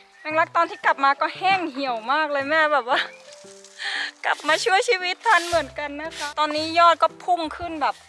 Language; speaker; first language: Thai; native; Thai